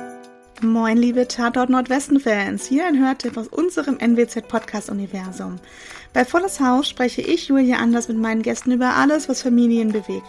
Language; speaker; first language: German; native; German